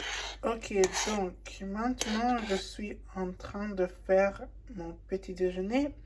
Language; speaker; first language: French; non-native, learner; English